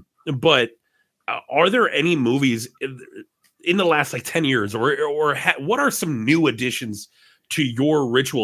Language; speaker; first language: English; native; English